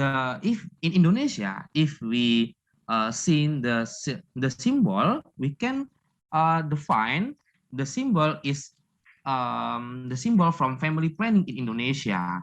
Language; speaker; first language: English; non-native, learner; Indonesian